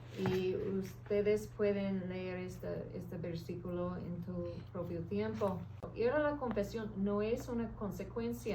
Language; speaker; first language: Spanish; early bilingual, heritage; English